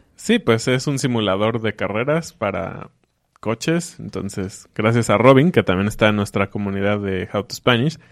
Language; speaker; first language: Spanish; native; Spanish